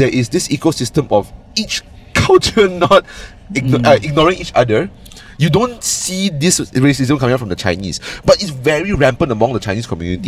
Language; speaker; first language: English; non-native, local second language; Cantonese